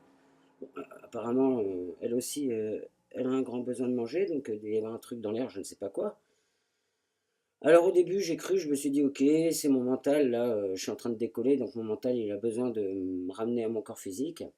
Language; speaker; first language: French; native; French